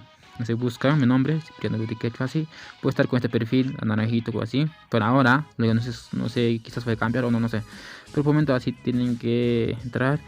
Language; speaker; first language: Spanish; non-native, local second language; Quechua